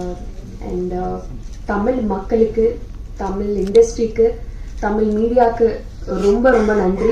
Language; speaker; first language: Tamil; non-native, learner; Telugu